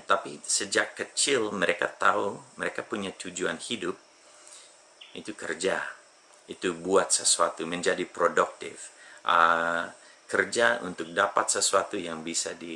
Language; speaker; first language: Indonesian; non-native, fluent; English